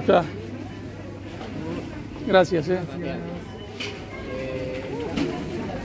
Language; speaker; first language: Spanish; native; Spanish